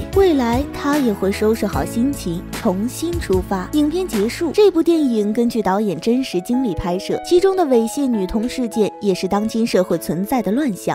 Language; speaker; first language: Chinese; native; Chinese